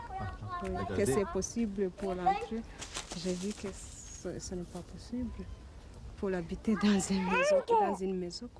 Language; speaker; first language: French; non-native, learner; Kinyarwanda